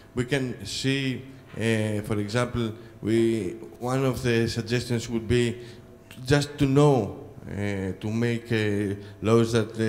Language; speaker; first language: English; non-native, fluent; Greek